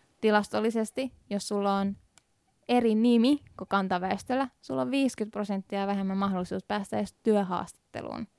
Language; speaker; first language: Finnish; early bilingual, other home language; Persian